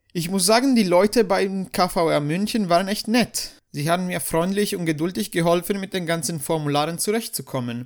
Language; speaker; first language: German; non-native, fluent; Italian